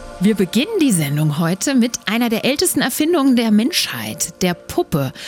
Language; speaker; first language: German; native; German